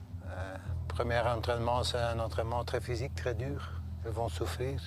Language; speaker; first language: French; non-native, local second language; Dutch